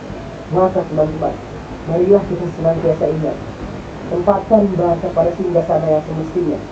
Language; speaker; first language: Indonesian; native; Indonesian